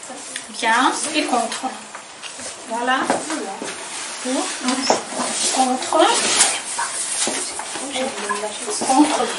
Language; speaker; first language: French; non-native, fluent; Ukrainian